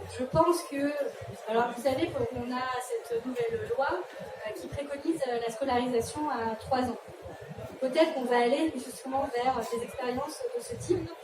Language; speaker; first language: French; native; French